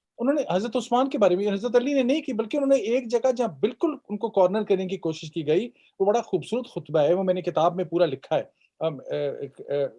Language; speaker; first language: Urdu; native; Urdu